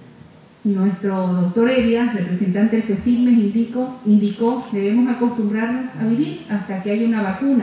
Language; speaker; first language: Spanish; native; Spanish